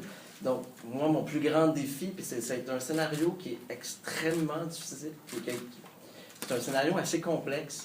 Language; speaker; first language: French; native; French